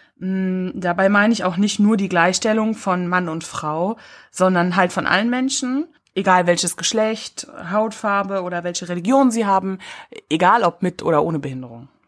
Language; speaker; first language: German; native; German